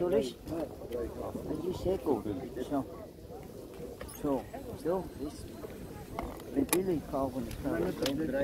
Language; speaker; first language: German; non-native, learner; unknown